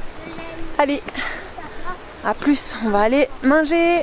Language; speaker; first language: French; native; French